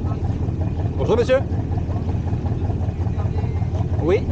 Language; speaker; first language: French; native; French